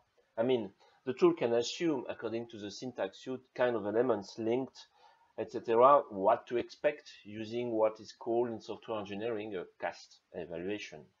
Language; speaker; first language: English; non-native, fluent; French